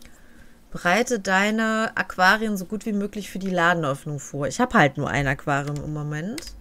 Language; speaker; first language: German; native; German